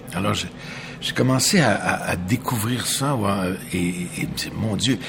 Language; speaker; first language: French; native; French